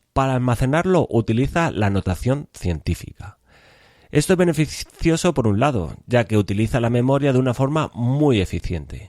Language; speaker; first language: Spanish; native; Spanish